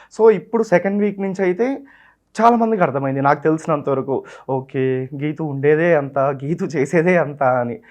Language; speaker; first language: Telugu; non-native, local second language; Tamil